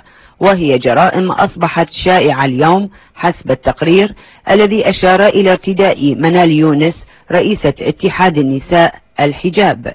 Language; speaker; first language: Arabic; native; Arabic